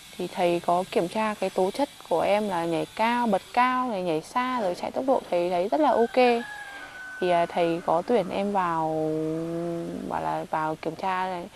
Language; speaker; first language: Vietnamese; non-native, local second language; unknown